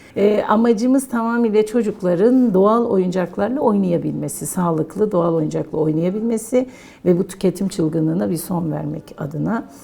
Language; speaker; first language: Turkish; non-native, local second language; Kurdish